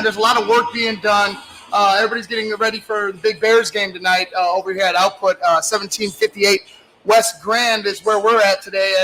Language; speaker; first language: English; native; English